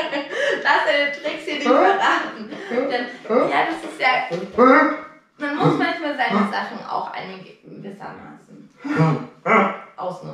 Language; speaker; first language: German; native; German